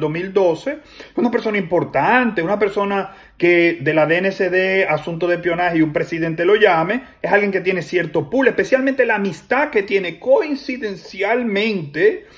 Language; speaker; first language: Spanish; native; Spanish